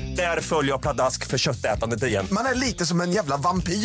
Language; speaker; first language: Swedish; native; Swedish